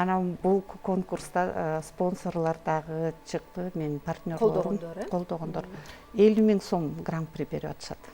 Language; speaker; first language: Kyrgyz; native; Kyrgyz